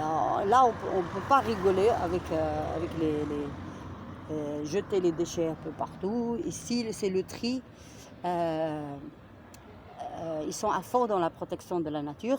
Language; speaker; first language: French; non-native, local second language; Arabic